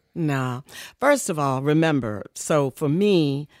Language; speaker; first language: English; early bilingual, other home language; Spanish